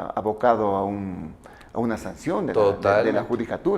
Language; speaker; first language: Spanish; native; Spanish